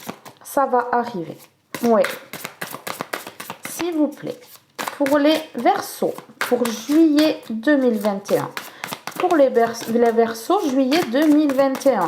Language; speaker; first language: French; native; French